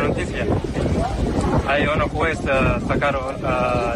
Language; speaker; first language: Spanish; non-native, learner; Arabic